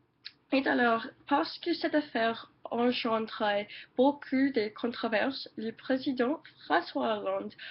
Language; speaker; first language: French; non-native, learner; English